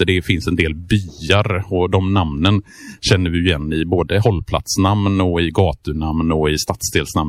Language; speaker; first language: Swedish; native; Swedish